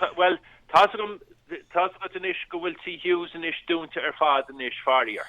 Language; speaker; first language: Irish; native; Irish